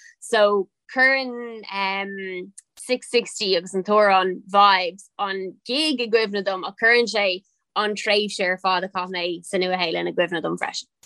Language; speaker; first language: Irish; non-native, local second language; English